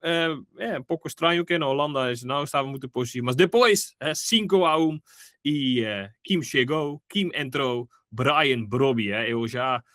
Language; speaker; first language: Portuguese; non-native, fluent; Dutch